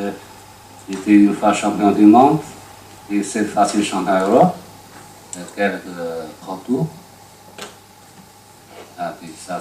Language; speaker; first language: French; non-native, learner; Chinese